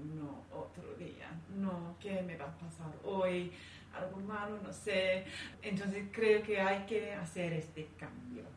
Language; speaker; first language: Spanish; non-native, fluent; English